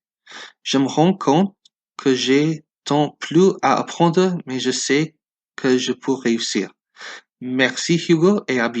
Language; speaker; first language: French; non-native, fluent; English